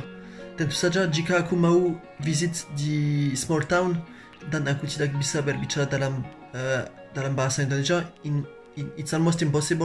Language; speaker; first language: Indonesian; non-native, learner; French